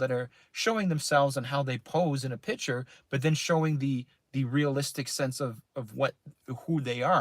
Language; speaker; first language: English; native; English